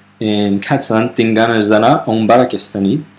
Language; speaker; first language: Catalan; non-native, learner; English